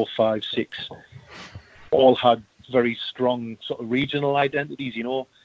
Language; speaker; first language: English; native; English